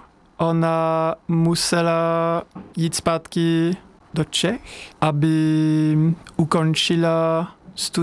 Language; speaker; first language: Czech; non-native, learner; French